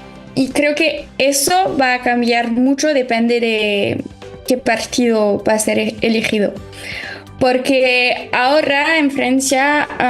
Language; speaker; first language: Spanish; non-native, fluent; French